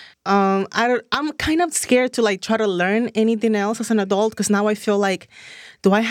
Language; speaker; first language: English; non-native, fluent; Spanish